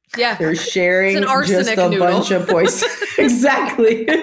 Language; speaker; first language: English; early bilingual, other home language; Russian